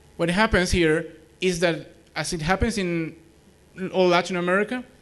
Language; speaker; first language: English; non-native, fluent; Spanish